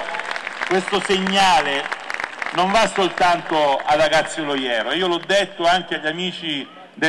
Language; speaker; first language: Italian; native; Italian